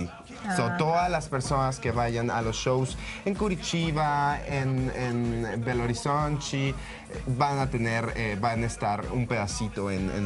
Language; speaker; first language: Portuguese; non-native, learner; Spanish